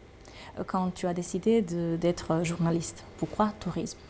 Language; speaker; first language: French; non-native, fluent; Serbian